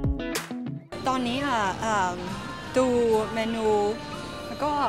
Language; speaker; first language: Thai; non-native, learner; Cantonese